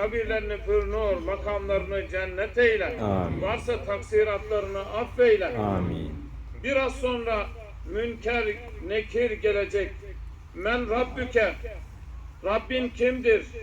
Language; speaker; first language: Turkish; native; Turkish